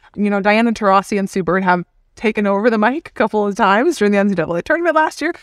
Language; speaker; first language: English; native; English